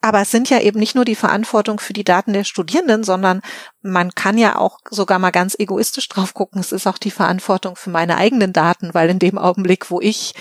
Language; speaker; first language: German; native; German